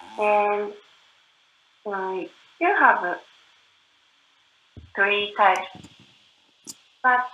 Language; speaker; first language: English; non-native, learner; Japanese